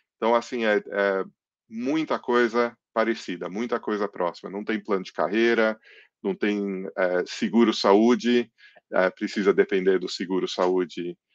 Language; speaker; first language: Portuguese; early bilingual, other home language; English